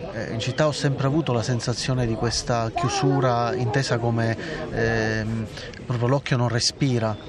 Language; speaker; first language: Italian; native; Italian